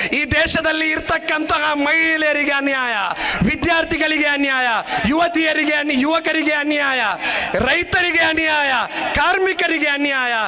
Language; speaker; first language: Kannada; native; Kannada